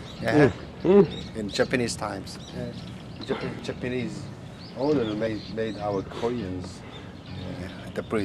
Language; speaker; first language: English; non-native, learner; Korean